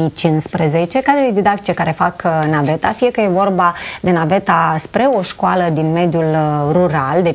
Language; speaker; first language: Romanian; native; Romanian